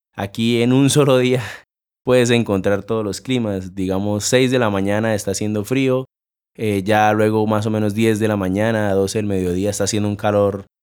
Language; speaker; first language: Spanish; native; Spanish